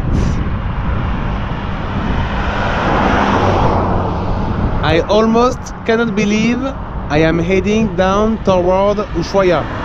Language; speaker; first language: English; non-native, fluent; French